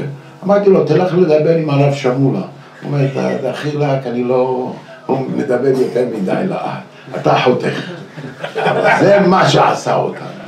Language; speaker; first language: Hebrew; non-native, fluent; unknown